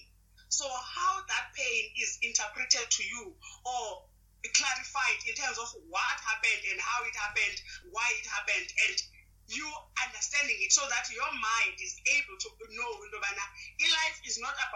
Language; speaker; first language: English; non-native, local second language; Xhosa